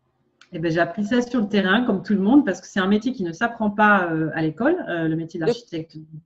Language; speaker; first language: French; native; French